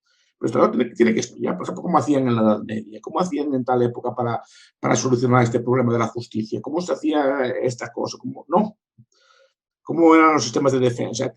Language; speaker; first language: Spanish; native; Spanish